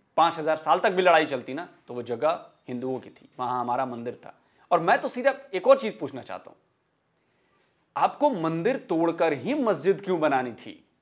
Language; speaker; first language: Hindi; native; Hindi